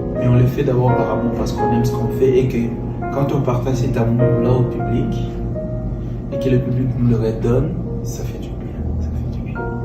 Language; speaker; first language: French; non-native, local second language; Lingala